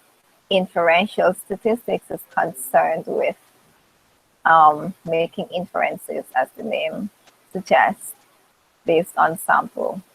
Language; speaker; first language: English; native; English